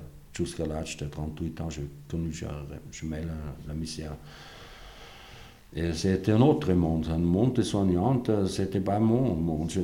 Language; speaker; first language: French; non-native, fluent; German